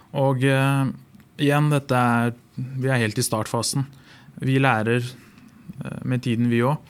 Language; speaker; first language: Norwegian; native; Norwegian